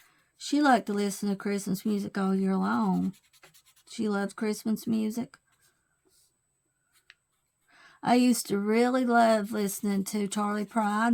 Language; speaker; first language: English; native; English